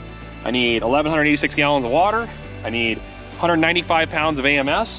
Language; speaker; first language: English; native; English